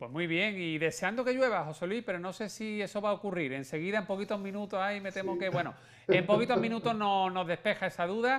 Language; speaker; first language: Spanish; native; Spanish